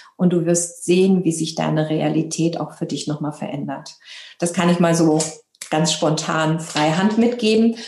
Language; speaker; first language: German; native; German